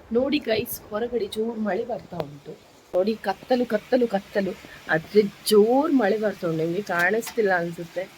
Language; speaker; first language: Kannada; native; Kannada